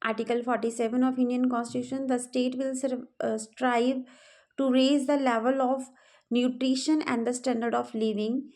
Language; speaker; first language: English; non-native, local second language; Punjabi